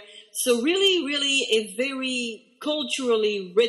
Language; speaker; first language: English; non-native, fluent; French